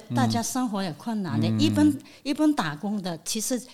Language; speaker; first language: Chinese; non-native, fluent; Cantonese